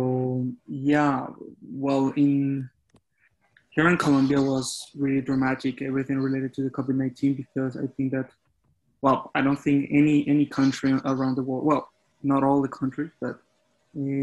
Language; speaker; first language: English; non-native, fluent; Spanish